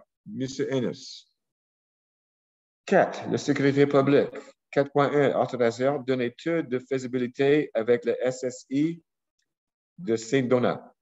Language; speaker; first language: French; non-native, local second language; English